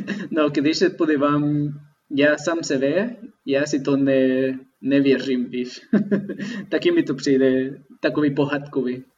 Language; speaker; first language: Czech; non-native, fluent; Spanish